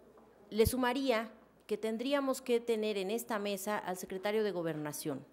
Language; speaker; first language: Spanish; native; Spanish